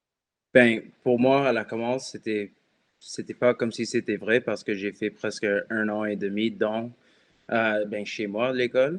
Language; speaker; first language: French; non-native, local second language; English